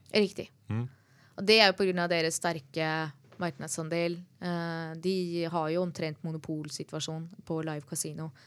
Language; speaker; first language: Norwegian; early bilingual, other home language; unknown